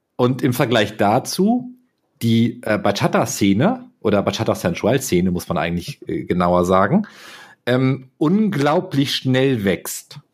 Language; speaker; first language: German; native; German